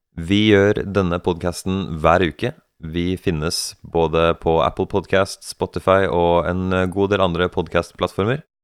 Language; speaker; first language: Norwegian; native; Norwegian